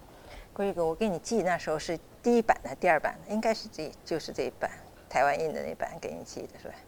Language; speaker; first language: Chinese; native; Chinese